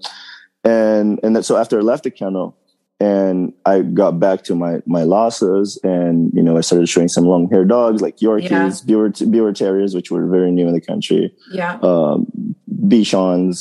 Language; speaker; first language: English; non-native, fluent; Portuguese